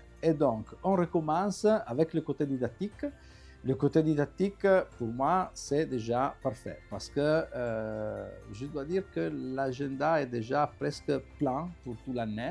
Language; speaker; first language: French; non-native, fluent; Italian